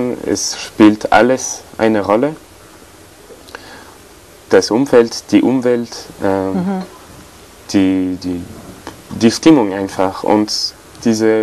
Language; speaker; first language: German; non-native, fluent; French